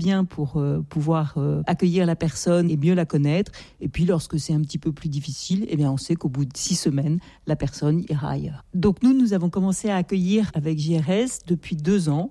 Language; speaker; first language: French; native; French